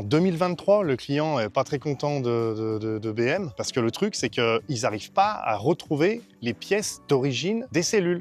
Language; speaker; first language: French; native; French